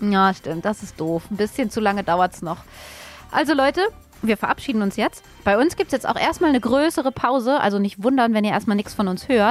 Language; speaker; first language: German; native; German